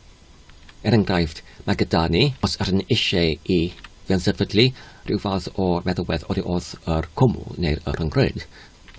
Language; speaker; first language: Welsh; non-native, learner; English